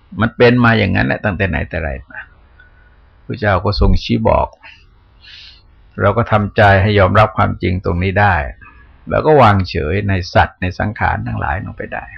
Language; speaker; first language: Thai; native; Thai